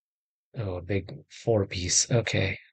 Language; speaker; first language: English; native; English